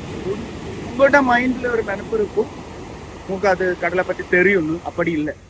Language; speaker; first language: Tamil; non-native, learner; Malayalam